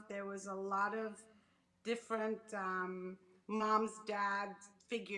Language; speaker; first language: English; early bilingual, other home language; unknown